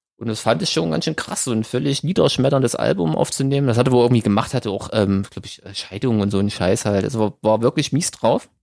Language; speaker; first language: German; native; German